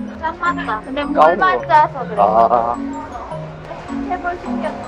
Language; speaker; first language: Korean; non-native, learner; Khmer